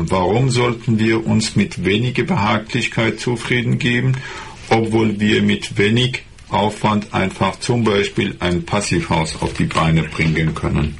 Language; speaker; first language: German; non-native, fluent; Persian